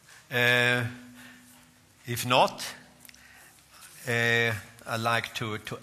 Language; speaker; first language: English; non-native, fluent; Swedish